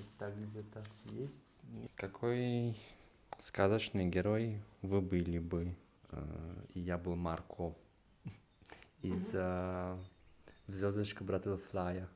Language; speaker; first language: Russian; non-native, learner; Hungarian